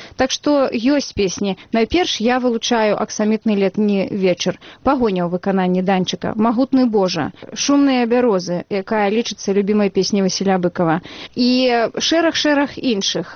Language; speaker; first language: Belarusian; native; Belarusian